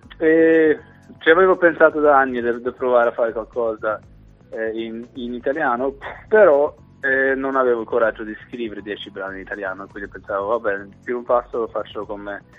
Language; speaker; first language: Italian; non-native, fluent; Norwegian